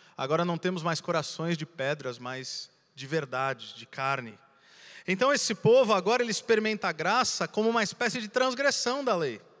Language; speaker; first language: Portuguese; native; Portuguese